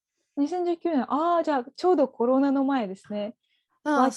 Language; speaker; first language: Japanese; non-native, fluent; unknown